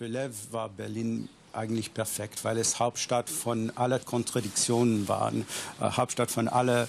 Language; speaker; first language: German; non-native, fluent; English